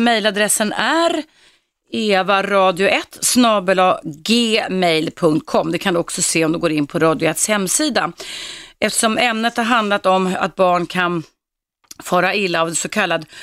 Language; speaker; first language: Swedish; native; Swedish